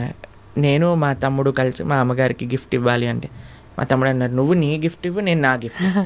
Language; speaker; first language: Telugu; native; Telugu